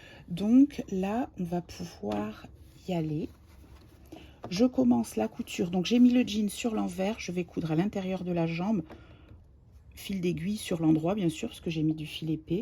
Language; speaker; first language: French; native; French